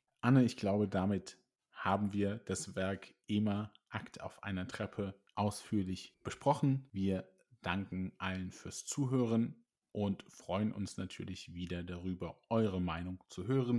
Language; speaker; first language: German; native; German